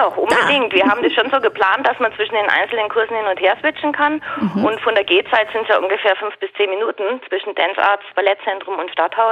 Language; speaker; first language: German; native; German